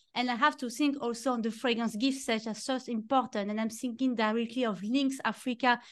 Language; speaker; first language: English; non-native, fluent; French